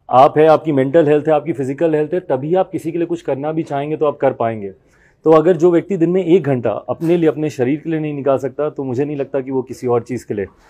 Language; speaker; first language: Hindi; native; Hindi